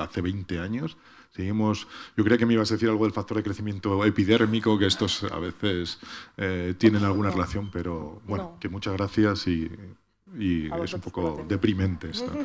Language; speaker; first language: Spanish; native; Spanish